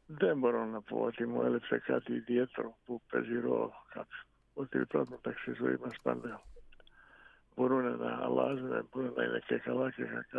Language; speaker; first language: Greek; non-native, fluent; Bosnian